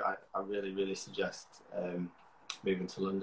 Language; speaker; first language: English; native; English